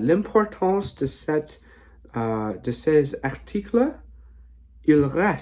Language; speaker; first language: French; non-native, learner; English